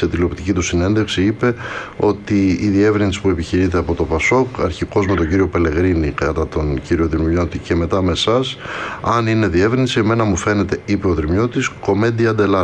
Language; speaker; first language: Greek; native; Greek